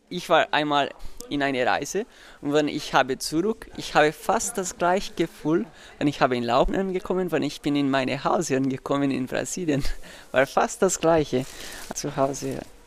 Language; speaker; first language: German; non-native, learner; Portuguese